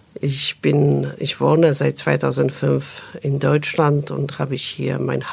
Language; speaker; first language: German; non-native, fluent; Polish